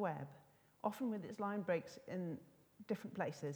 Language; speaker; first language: English; native; English